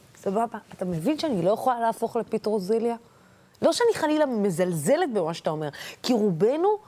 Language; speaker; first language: Hebrew; non-native, local second language; Arabic